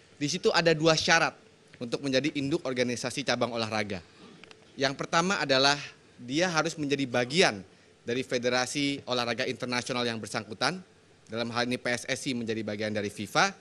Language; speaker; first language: Indonesian; native; Indonesian